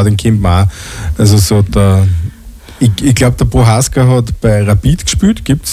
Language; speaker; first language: German; native; German